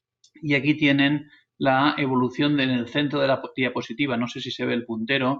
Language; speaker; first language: Spanish; native; Spanish